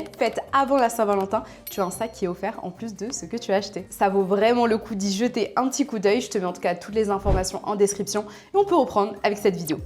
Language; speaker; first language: French; native; French